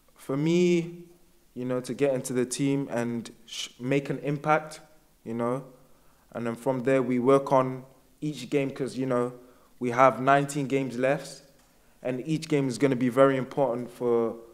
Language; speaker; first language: English; native; English